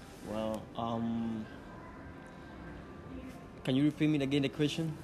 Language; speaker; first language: English; non-native, learner; Spanish